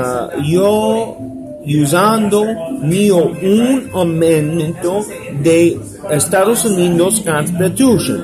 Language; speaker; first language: Spanish; non-native, learner; English